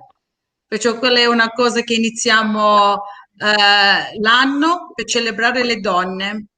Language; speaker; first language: Italian; early bilingual, heritage; Sicilian